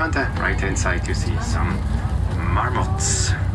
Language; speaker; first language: English; non-native, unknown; German